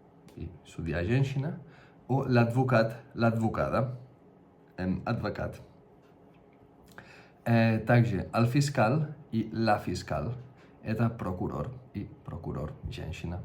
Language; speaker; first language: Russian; non-native, fluent; Catalan